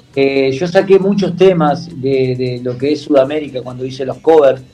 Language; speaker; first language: Spanish; native; Spanish